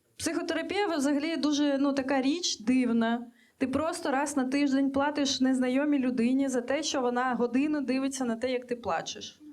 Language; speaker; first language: Ukrainian; native; Ukrainian